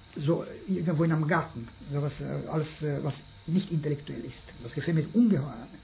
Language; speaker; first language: German; non-native, fluent; Romanian